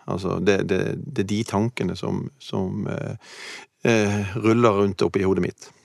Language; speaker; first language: Norwegian; native; Norwegian